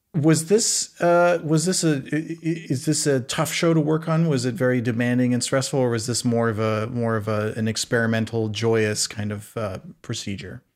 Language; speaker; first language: English; native; English